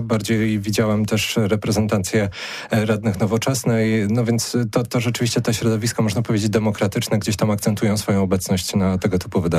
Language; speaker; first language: Polish; native; Polish